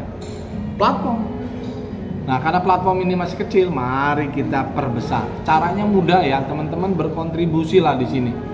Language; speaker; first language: Indonesian; native; Indonesian